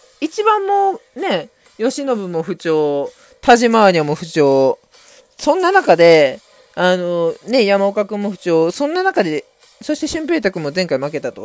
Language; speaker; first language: Japanese; native; Japanese